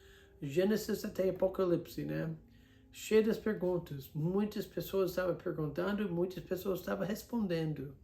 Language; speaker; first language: Portuguese; non-native, fluent; English